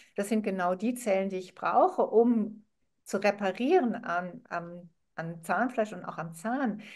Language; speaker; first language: German; non-native, fluent; Arabic